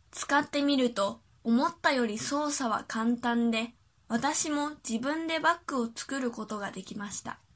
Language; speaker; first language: Japanese; early bilingual, other home language; Chinese